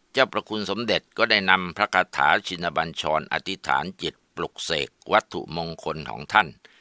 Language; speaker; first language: Thai; native; Thai